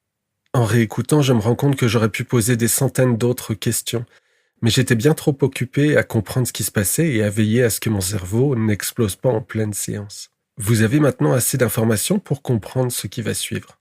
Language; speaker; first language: French; native; French